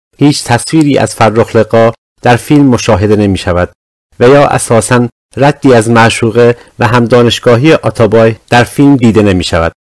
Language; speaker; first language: Persian; non-native, local second language; Azerbaijani